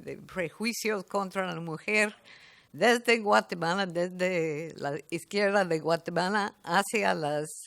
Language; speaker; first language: Spanish; non-native, fluent; English